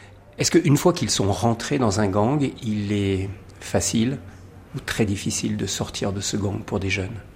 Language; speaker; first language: French; native; French